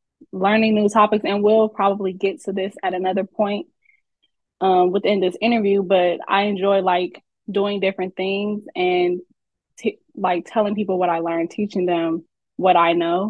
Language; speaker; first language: English; native; English